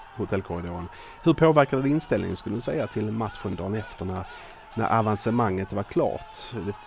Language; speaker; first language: Swedish; native; Swedish